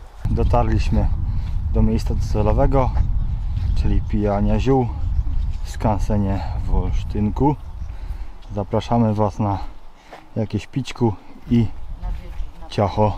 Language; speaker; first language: Polish; native; Polish